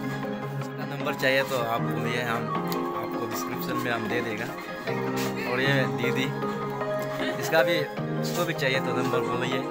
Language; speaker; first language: Hindi; non-native, local second language; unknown